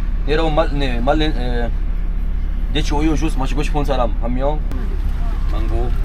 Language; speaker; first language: Korean; non-native, learner; Arabic